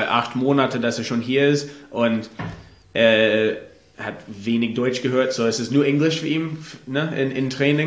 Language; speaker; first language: German; non-native, learner; English